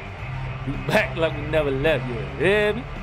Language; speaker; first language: English; native; English